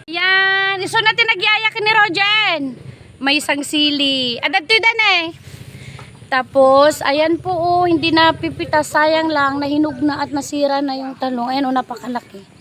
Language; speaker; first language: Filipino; non-native, local second language; Iloko